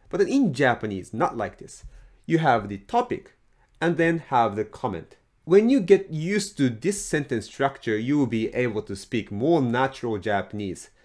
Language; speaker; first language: English; non-native, fluent; Japanese